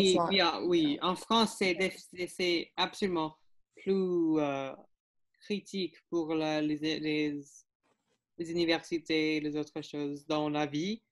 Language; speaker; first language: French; non-native, learner; English